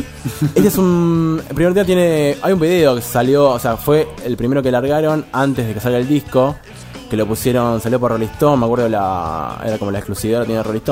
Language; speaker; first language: Spanish; native; Spanish